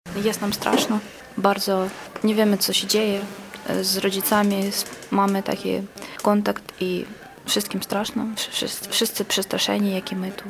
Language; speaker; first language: Polish; non-native, learner; Ukrainian